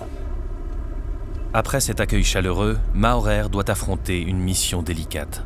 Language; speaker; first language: French; native; French